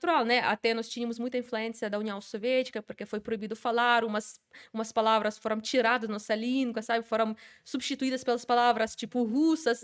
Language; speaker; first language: Portuguese; non-native, fluent; Ukrainian